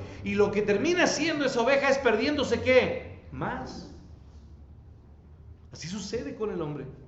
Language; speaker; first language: Spanish; native; Spanish